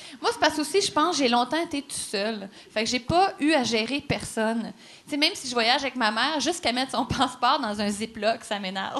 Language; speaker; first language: French; native; French